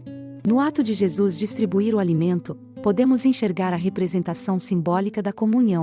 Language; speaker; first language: Portuguese; native; Portuguese